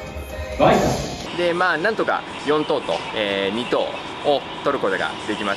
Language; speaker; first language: Japanese; native; Japanese